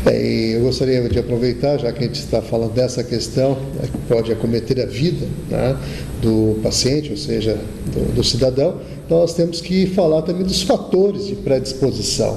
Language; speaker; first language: Portuguese; native; Portuguese